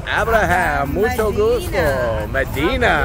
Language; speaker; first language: Spanish; non-native, learner; English